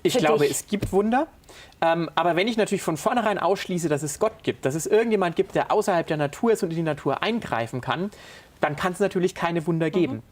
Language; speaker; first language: German; native; German